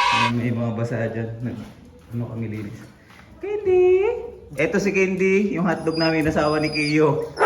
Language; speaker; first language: Filipino; non-native, local second language; Iloko